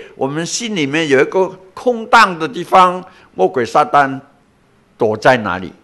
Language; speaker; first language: Chinese; non-native, local second language; Cantonese